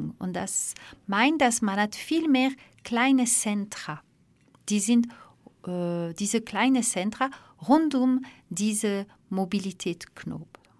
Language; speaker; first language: German; non-native, learner; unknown